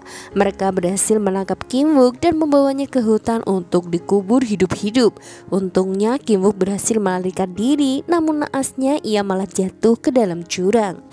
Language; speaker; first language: Indonesian; native; Indonesian